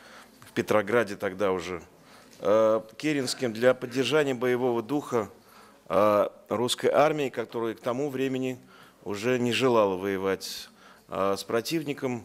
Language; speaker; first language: Russian; native; Russian